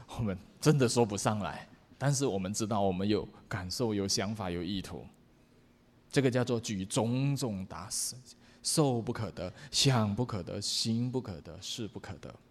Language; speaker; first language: Chinese; native; Chinese